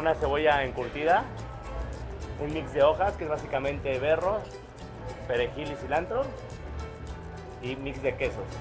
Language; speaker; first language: Spanish; native; Spanish